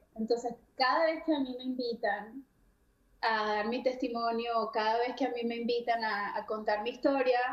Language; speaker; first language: Spanish; native; Spanish